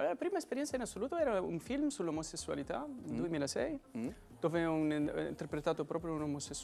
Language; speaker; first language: Italian; non-native, fluent; Arabic